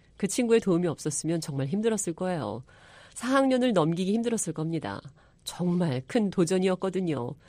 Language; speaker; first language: Korean; early bilingual, heritage; English